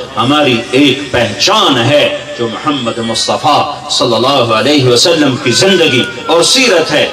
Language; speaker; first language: Urdu; non-native, local second language; Punjabi